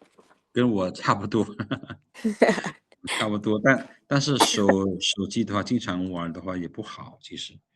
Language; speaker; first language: Chinese; non-native, fluent; Lao